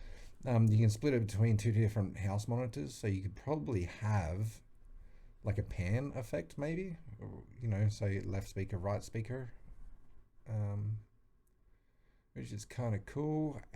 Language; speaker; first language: English; native; English